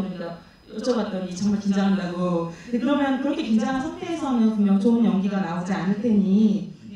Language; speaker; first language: Korean; native; Korean